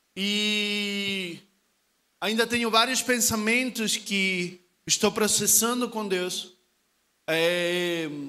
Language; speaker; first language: Portuguese; non-native, fluent; Spanish